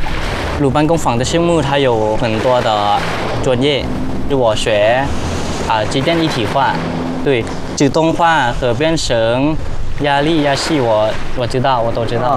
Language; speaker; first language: Chinese; non-native, learner; Thai